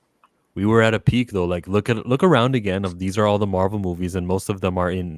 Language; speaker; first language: English; native; English